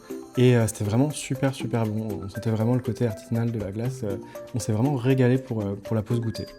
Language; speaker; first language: French; native; French